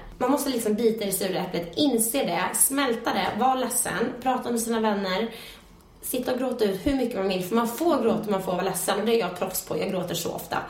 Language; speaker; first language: Swedish; native; Swedish